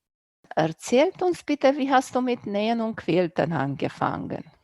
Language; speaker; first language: German; non-native, fluent; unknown